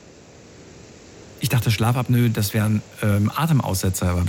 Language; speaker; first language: German; native; German